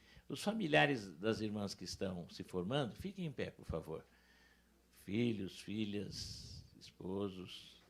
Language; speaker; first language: Portuguese; native; Portuguese